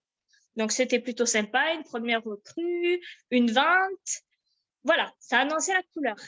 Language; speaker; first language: French; native; French